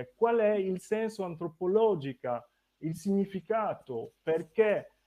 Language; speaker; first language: Italian; non-native, fluent; French